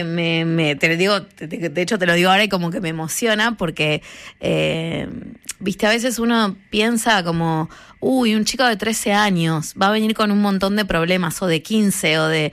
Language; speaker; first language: Spanish; native; Spanish